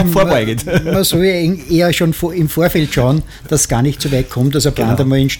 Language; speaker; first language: German; native; German